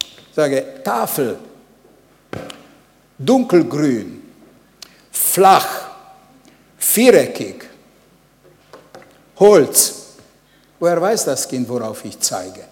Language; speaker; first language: German; non-native, fluent; Hungarian